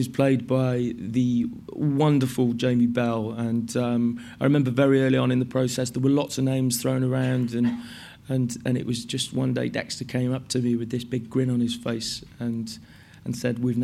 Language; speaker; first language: English; native; English